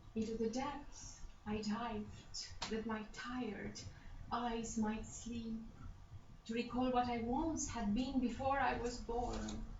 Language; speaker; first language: English; non-native, fluent; Romanian